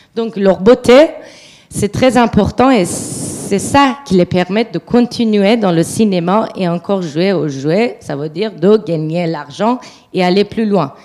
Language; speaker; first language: French; non-native, fluent; Persian